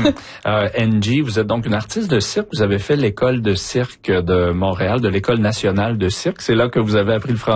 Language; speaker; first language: French; native; French